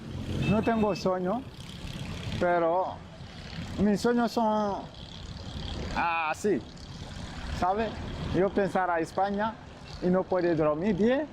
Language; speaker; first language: Spanish; non-native, learner; Bambara